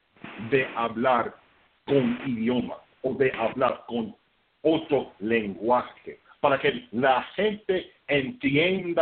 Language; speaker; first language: Spanish; non-native, fluent; English